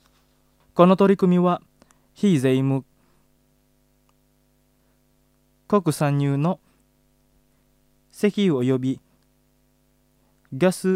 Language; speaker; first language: Japanese; non-native, fluent; Indonesian